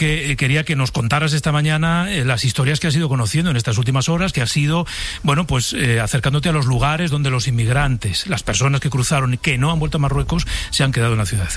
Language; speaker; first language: Spanish; native; Spanish